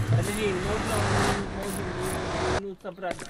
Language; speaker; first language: Russian; non-native, learner; Latvian